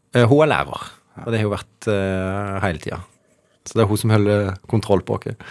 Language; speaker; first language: Norwegian; native; Norwegian